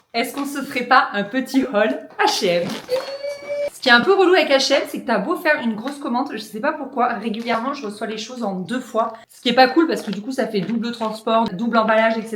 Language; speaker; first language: French; native; French